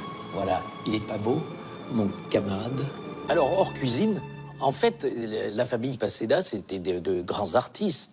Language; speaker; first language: French; native; French